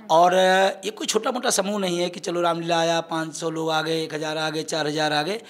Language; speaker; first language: Hindi; native; Hindi